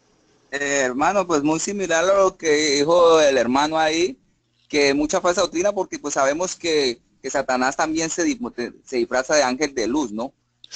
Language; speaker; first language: Spanish; native; Spanish